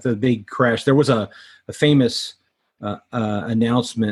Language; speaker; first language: English; native; English